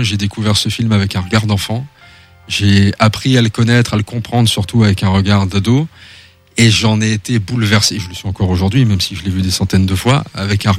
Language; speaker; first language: French; native; French